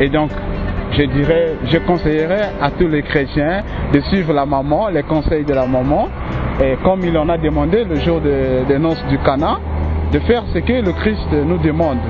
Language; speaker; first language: French; non-native, local second language; Kongo